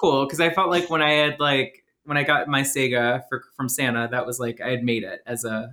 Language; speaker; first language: English; native; English